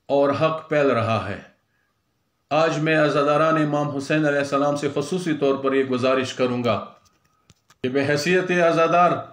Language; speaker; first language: Urdu; non-native, local second language; Pashto